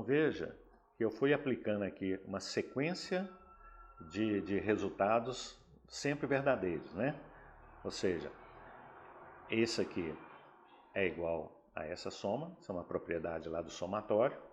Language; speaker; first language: Portuguese; native; Portuguese